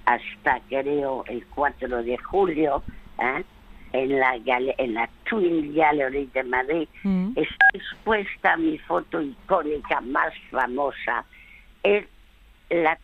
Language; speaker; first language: Spanish; early bilingual, other home language; French